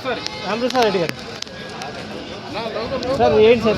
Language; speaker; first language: Telugu; native; Telugu